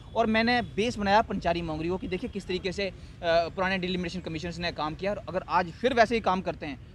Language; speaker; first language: Hindi; native; Hindi